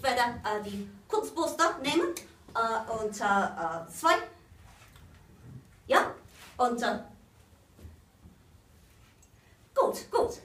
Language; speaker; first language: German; non-native, learner; English